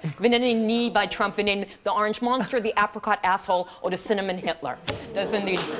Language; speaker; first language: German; non-native, fluent; English